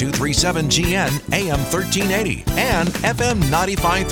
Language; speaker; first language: English; non-native, fluent; Russian